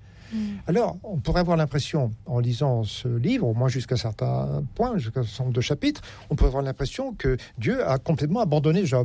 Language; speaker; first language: French; native; French